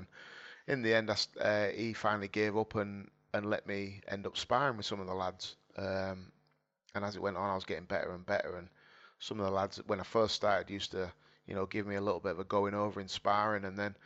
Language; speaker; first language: English; native; English